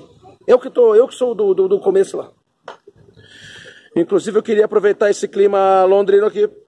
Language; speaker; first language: Portuguese; native; Portuguese